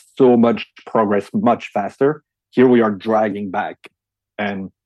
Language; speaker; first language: English; non-native, fluent; French